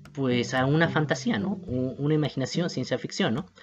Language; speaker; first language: Spanish; native; Spanish